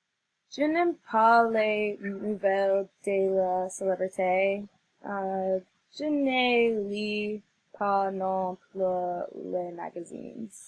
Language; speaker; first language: French; non-native, learner; English